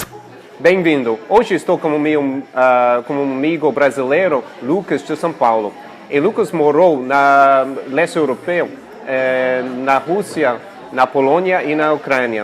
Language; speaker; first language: Portuguese; non-native, fluent; English